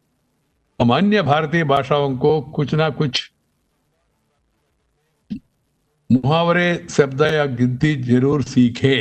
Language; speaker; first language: Hindi; non-native, local second language; Telugu